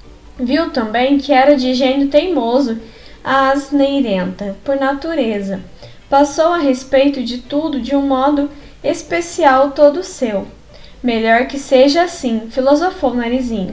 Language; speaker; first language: Portuguese; native; Portuguese